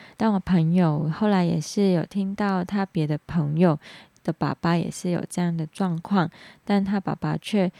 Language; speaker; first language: Chinese; non-native, local second language; Cantonese